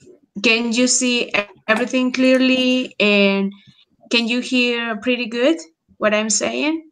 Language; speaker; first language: English; non-native, fluent; Spanish